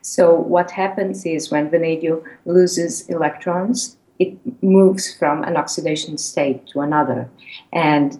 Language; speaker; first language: English; non-native, fluent; Portuguese